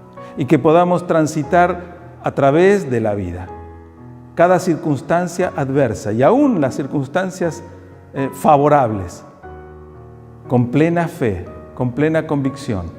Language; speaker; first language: Spanish; native; Spanish